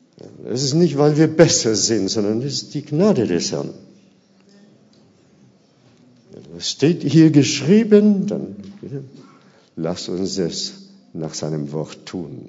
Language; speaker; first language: German; non-native, fluent; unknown